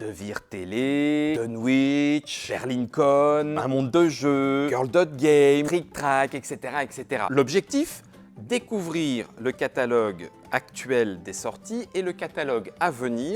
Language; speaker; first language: French; native; French